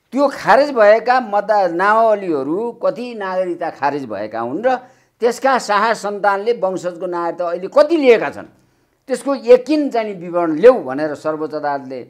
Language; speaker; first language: Nepali; native; Nepali